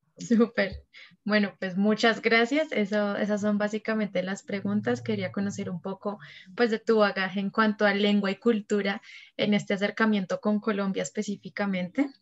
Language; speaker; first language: Spanish; native; Spanish